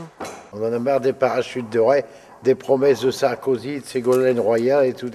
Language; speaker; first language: French; native; French